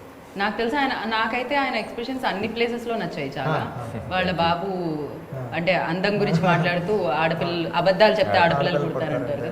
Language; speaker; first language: Telugu; native; Telugu